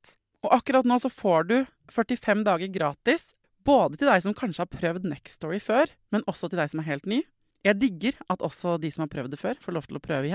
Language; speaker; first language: Norwegian; native; Norwegian